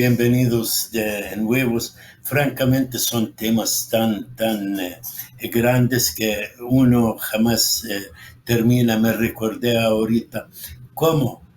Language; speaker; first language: Spanish; non-native, fluent; Arabic